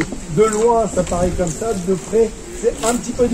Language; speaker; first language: French; native; French